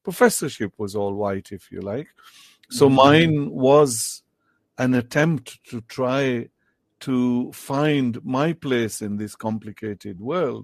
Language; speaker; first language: English; non-native, local second language; Pahari-Potwari